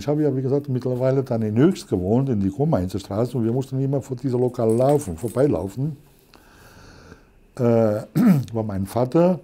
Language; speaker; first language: German; non-native, fluent; Italian